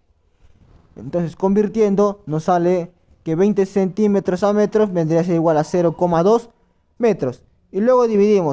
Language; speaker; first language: Spanish; native; Spanish